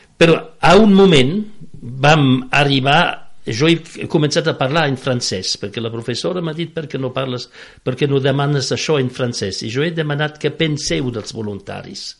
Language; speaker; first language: Catalan; non-native, fluent; French